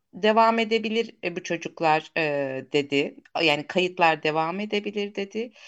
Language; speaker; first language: Turkish; native; Turkish